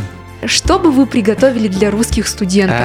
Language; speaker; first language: Russian; native; Russian